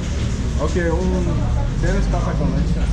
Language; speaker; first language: Spanish; non-native, learner; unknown